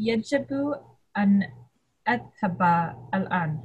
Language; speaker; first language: Arabic; non-native, learner; English